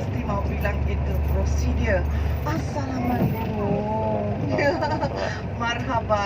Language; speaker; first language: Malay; non-native, local second language; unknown